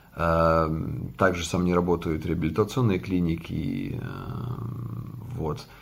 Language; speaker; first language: Russian; non-native, local second language; Latvian